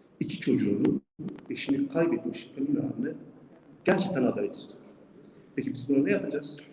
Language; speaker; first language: Turkish; non-native, local second language; Kurdish